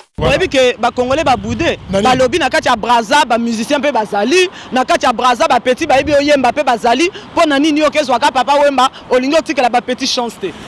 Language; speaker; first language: Lingala; native; Lingala